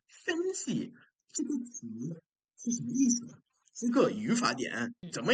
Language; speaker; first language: Chinese; non-native, fluent; English